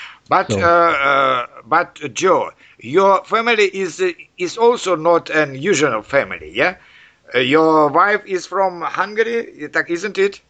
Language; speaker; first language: English; non-native, learner; Russian